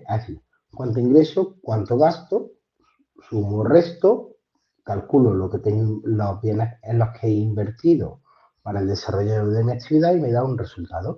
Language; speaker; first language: Spanish; native; Spanish